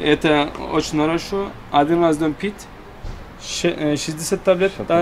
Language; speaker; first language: Russian; non-native, learner; Turkish